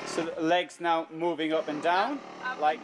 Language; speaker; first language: English; native; English